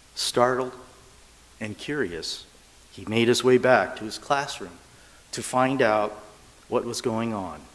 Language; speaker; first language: English; native; English